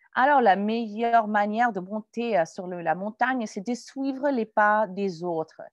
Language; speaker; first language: French; non-native, fluent; English